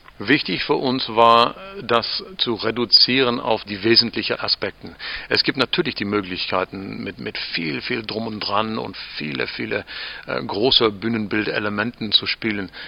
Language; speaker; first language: German; non-native, fluent; English